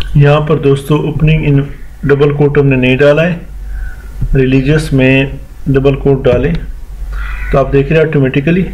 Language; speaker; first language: Urdu; non-native, local second language; Punjabi